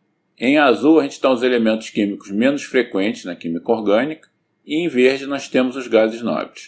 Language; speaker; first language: Portuguese; native; Portuguese